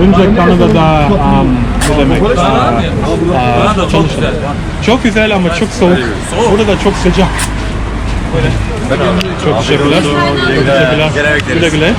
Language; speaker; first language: Turkish; non-native, learner; English